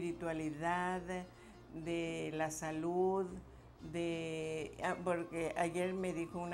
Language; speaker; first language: Spanish; native; Spanish